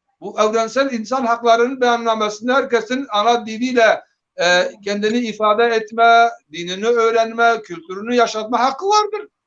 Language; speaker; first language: Turkish; non-native, local second language; Zaza